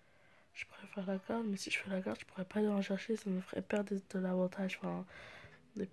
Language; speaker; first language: French; native; French